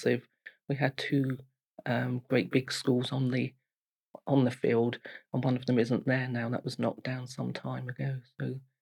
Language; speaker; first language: English; native; English